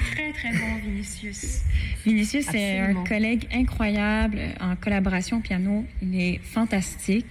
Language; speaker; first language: French; native; French